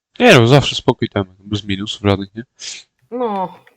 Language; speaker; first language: Polish; native; Polish